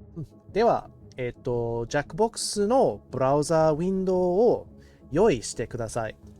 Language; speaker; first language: Japanese; non-native, learner; English